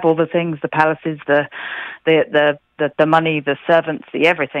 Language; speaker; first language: English; native; English